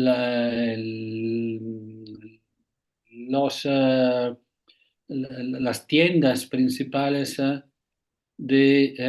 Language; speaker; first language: Spanish; non-native, fluent; Italian